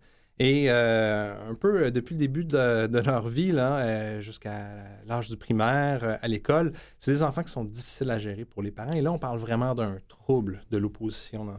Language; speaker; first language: French; native; French